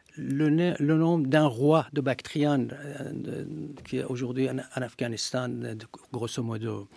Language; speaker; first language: French; non-native, fluent; Persian